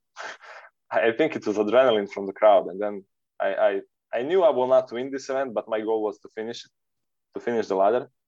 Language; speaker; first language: English; non-native, fluent; Serbian